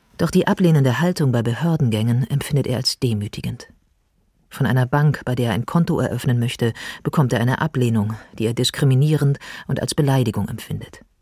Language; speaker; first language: German; native; German